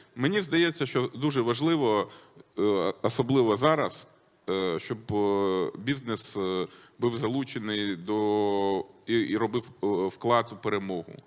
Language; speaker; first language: Ukrainian; non-native, local second language; Russian